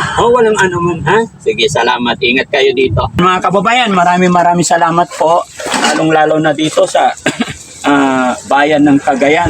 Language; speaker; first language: Filipino; non-native, local second language; Pangasinan